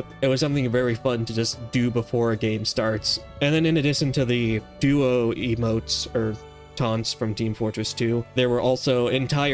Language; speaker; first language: English; native; English